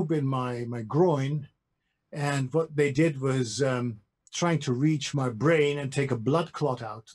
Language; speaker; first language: English; non-native, fluent; Dutch